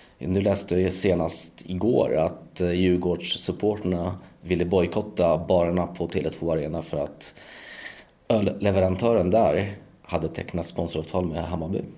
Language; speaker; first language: Swedish; early bilingual, other home language; Polish